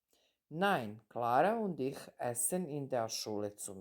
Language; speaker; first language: German; non-native, fluent; Serbian